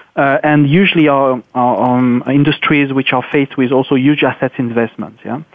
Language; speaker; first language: English; non-native, fluent; French